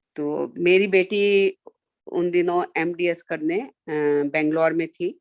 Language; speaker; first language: Hindi; native; Hindi